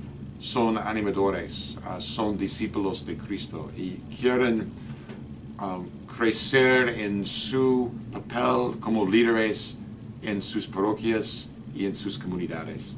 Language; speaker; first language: Spanish; non-native, fluent; English